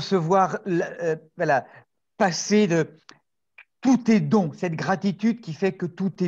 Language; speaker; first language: French; native; French